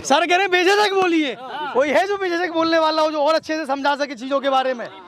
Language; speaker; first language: Hindi; native; Hindi